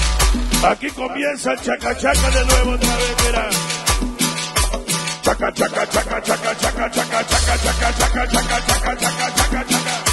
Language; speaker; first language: Spanish; native; Spanish